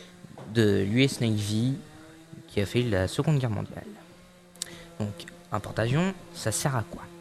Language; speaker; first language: French; native; French